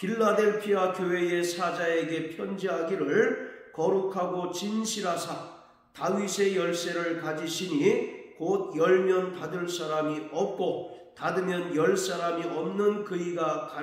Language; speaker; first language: Korean; native; Korean